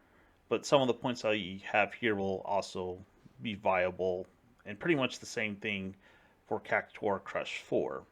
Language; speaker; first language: English; native; English